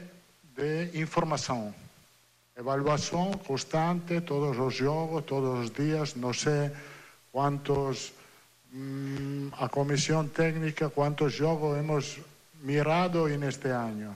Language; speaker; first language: Portuguese; non-native, learner; Italian